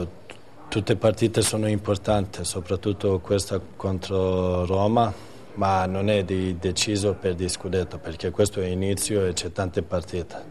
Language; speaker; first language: Italian; non-native, fluent; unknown